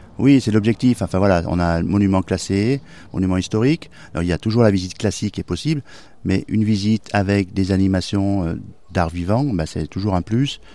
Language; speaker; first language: French; native; French